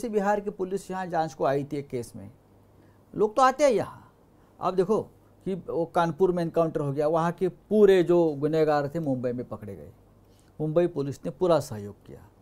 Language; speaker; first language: Hindi; non-native, local second language; Marathi